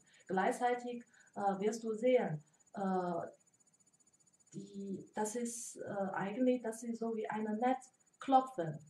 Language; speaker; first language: German; non-native, learner; Chinese